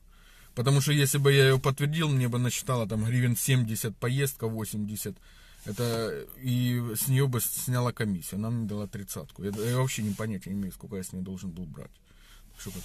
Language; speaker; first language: Russian; native; Russian